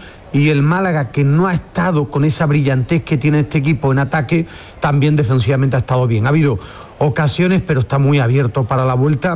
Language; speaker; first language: Spanish; native; Spanish